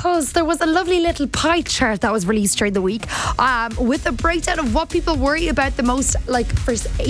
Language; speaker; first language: English; native; English